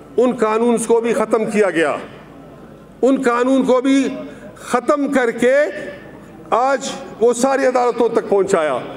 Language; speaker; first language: Urdu; non-native, local second language; Baluchi